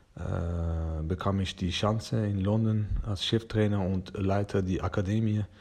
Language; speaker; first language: German; non-native, learner; Persian